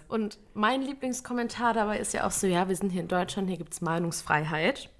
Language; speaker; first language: German; early bilingual, other home language; Vietnamese